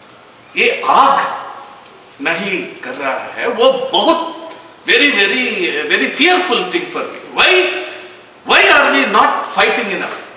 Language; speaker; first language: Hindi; non-native, local second language; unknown